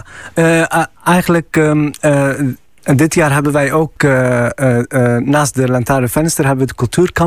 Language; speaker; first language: Dutch; non-native, fluent; Arabic